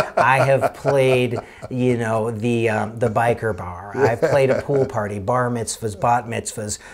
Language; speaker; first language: English; native; English